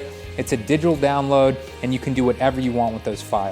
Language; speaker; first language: English; native; English